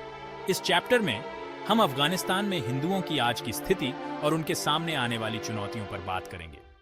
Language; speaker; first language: Hindi; native; Hindi